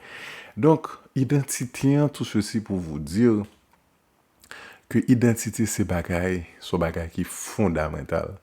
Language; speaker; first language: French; non-native, local second language; Haitian Creole